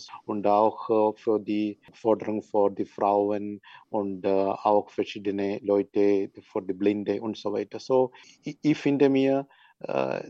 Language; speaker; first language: German; non-native, learner; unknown